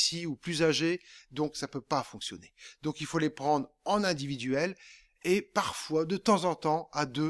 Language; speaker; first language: French; native; French